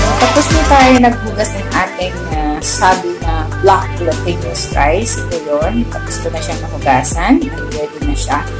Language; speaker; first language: Filipino; non-native, local second language; Cebuano